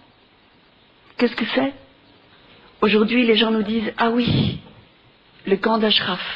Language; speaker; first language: French; non-native, fluent; Spanish